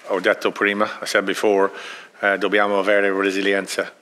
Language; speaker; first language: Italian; non-native, learner; English